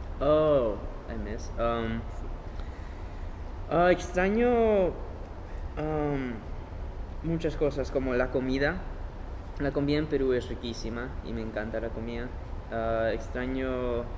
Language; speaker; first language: Spanish; early bilingual, heritage; Spanish